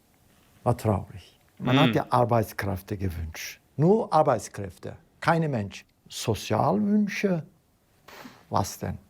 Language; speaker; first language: German; non-native, fluent; Turkish